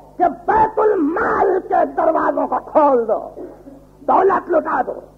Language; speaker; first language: Urdu; native; Urdu